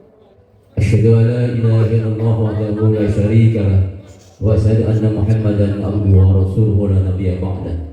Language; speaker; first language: Indonesian; native; Indonesian